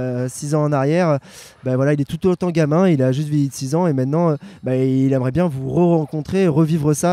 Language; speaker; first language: French; native; French